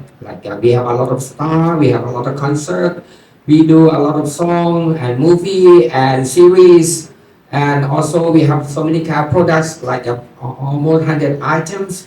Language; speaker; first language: English; non-native, learner; Thai